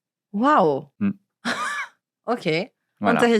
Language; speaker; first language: French; non-native, learner; Portuguese